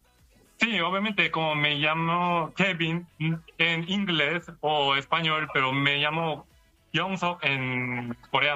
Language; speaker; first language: Spanish; non-native, learner; Korean